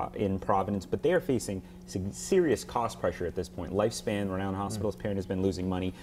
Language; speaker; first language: English; native; English